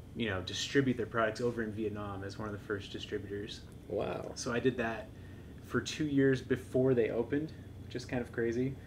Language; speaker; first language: English; native; English